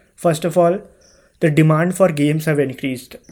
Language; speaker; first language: English; non-native, local second language; Hindi